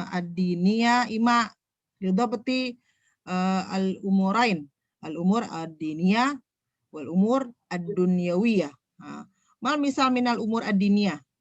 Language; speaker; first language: Arabic; non-native, fluent; Indonesian